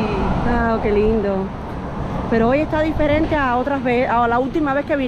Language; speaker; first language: Spanish; native; Spanish